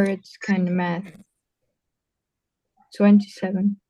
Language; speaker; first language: English; non-native, learner; Russian